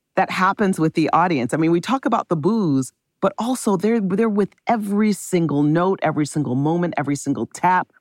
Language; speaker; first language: English; native; English